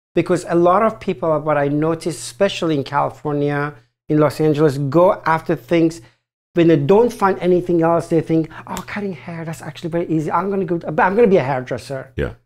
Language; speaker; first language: English; non-native, fluent; German